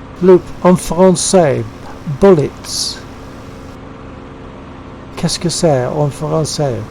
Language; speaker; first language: French; non-native, learner; English